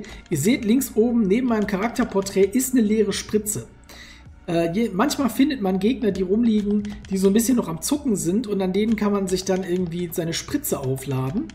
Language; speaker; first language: German; native; German